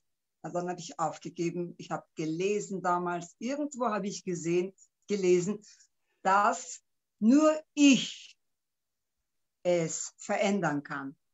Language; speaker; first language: German; non-native, local second language; Turkish